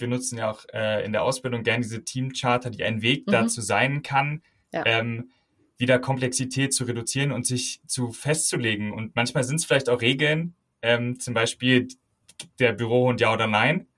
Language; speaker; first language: German; native; German